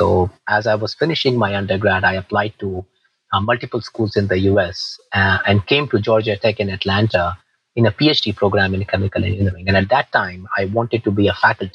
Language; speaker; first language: English; non-native, local second language; Hindi